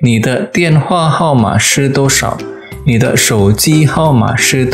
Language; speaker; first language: Chinese; non-native, fluent; Indonesian